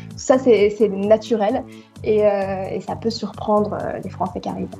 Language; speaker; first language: French; native; French